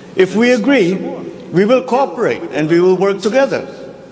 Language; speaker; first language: English; non-native, local second language; Filipino